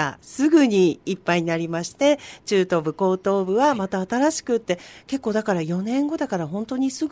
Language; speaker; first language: Japanese; native; Japanese